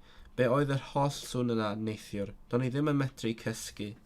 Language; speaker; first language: Welsh; non-native, learner; Cantonese